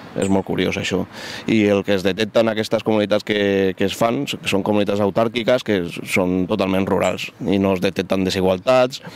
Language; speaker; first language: Catalan; non-native, local second language; Spanish